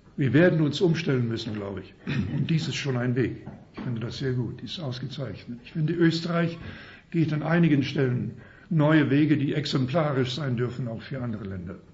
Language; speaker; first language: German; early bilingual, heritage; German